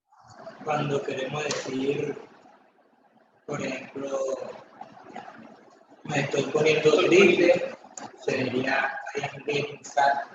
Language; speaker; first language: Spanish; native; Spanish